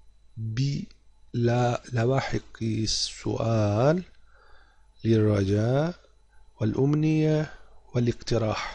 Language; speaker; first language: Arabic; non-native, fluent; Turkish